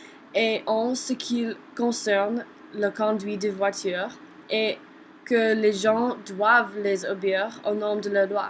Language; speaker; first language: French; non-native, learner; English